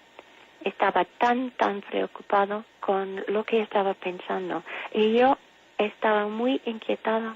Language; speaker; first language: Spanish; non-native, fluent; English